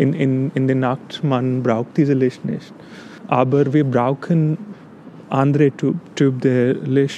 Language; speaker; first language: German; non-native, fluent; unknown